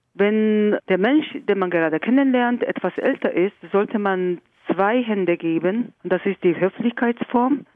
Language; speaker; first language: German; non-native, fluent; Korean